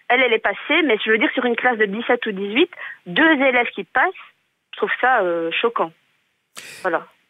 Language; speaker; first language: French; native; French